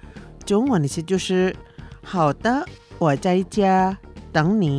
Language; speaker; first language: Chinese; early bilingual, heritage; Chinese